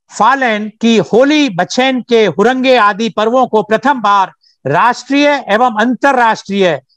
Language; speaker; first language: Hindi; native; Hindi